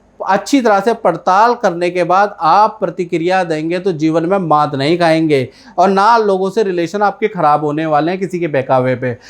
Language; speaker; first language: Hindi; native; Hindi